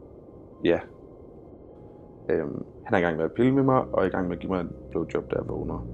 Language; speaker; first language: Danish; native; Danish